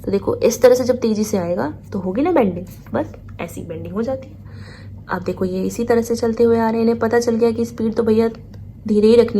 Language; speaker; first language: Hindi; native; Hindi